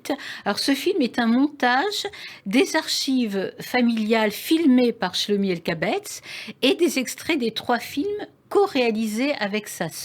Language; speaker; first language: French; native; French